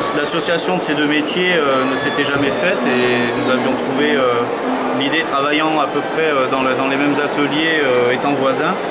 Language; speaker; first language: French; native; French